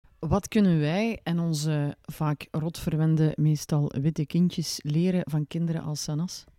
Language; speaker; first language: Dutch; native; Dutch